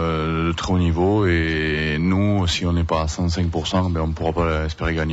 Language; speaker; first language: French; native; French